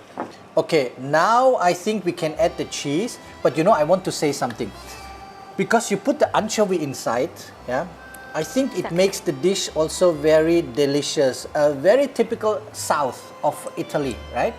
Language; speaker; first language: English; non-native, fluent; Indonesian